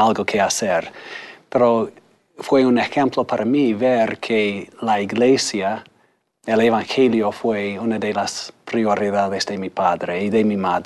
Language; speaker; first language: Spanish; non-native, fluent; English